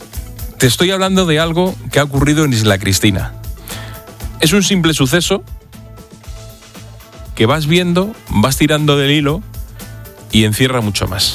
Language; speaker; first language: Spanish; native; Spanish